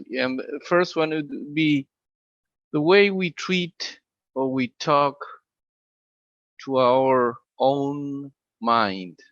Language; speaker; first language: English; non-native, fluent; Spanish